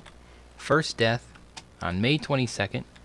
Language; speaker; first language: English; native; English